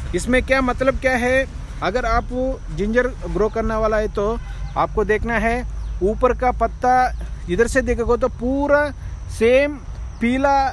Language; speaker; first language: Hindi; non-native, local second language; Telugu